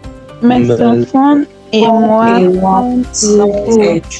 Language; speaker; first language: French; non-native, learner; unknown